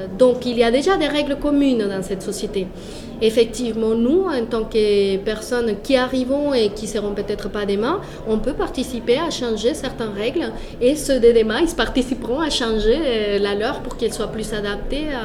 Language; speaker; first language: French; non-native, fluent; Spanish